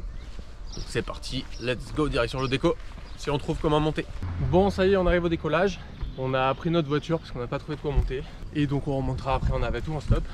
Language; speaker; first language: French; native; French